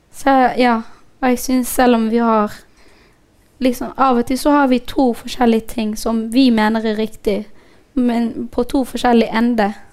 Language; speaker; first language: Norwegian; non-native, fluent; Somali